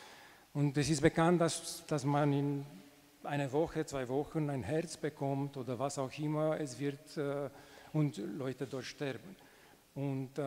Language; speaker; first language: German; non-native, fluent; Romanian